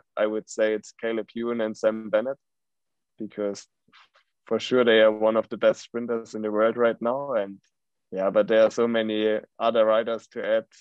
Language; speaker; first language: English; non-native, fluent; German